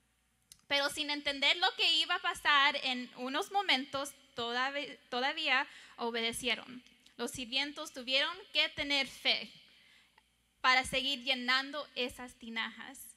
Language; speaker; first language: Spanish; early bilingual, heritage; English